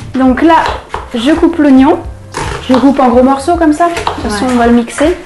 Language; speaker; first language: French; native; French